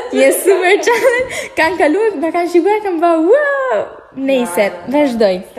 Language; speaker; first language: Albanian; early bilingual, heritage; Albanian